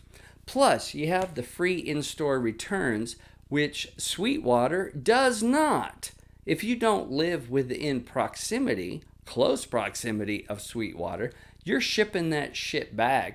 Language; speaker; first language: English; native; English